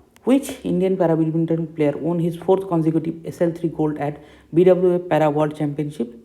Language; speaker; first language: English; non-native, local second language; Bangla